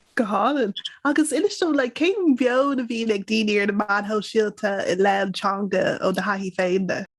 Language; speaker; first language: Irish; non-native, local second language; English